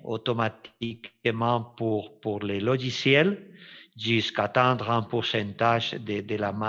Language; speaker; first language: French; non-native, fluent; Spanish